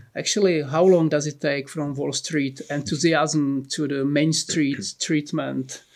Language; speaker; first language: English; non-native, fluent; Czech